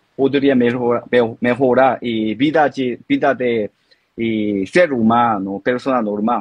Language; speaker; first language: Spanish; non-native, learner; Korean